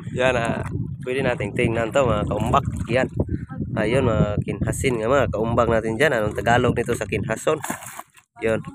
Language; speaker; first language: Filipino; non-native, local second language; Cebuano